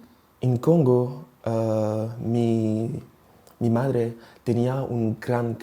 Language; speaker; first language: Spanish; non-native, learner; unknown